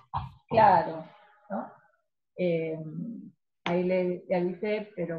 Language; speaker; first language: Spanish; native; Spanish